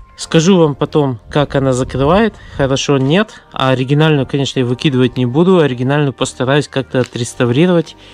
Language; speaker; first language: Russian; early bilingual, heritage; Russian